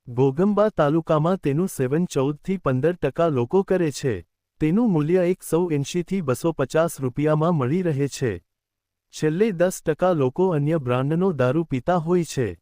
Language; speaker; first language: Gujarati; native; Gujarati